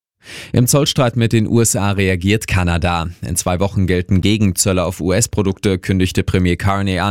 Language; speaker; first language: German; native; German